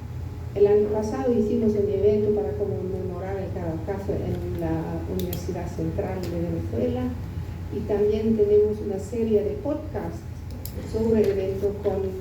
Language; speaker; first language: Spanish; non-native, fluent; German